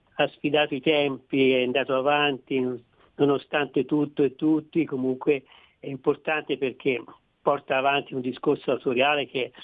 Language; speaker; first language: Italian; native; Italian